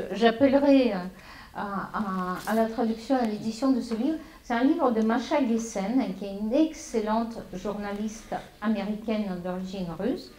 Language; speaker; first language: French; non-native, fluent; Russian